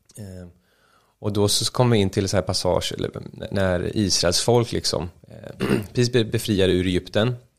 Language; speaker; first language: Swedish; native; Swedish